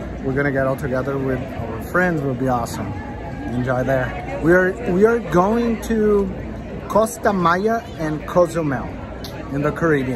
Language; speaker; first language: English; non-native, fluent; Portuguese